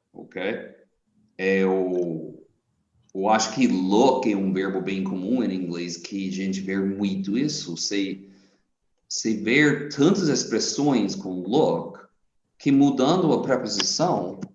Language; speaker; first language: Portuguese; non-native, fluent; English